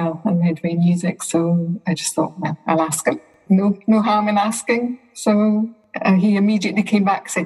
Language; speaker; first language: English; native; English